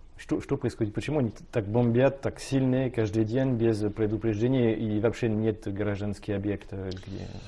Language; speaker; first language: Russian; non-native, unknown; French